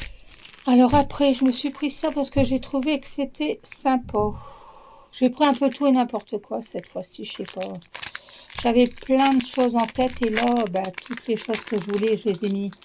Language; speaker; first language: French; native; French